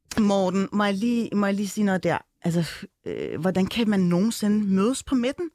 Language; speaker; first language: Danish; native; Danish